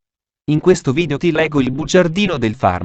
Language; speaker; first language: Italian; native; Italian